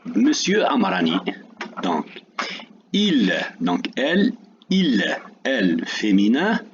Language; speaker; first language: French; non-native, local second language; Arabic